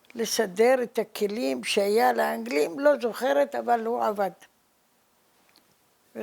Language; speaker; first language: Hebrew; early bilingual, other home language; Arabic